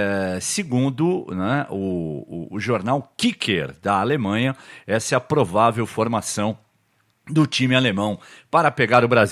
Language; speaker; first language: Portuguese; native; Portuguese